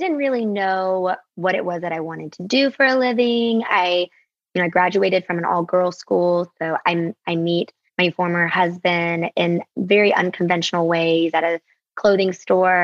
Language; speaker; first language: English; native; English